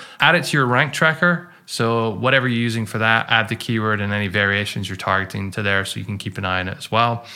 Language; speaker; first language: English; native; English